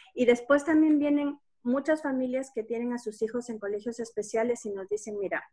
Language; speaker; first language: Spanish; native; Spanish